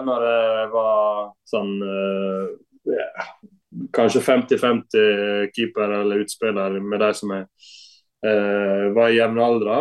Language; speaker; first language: Norwegian; native; Norwegian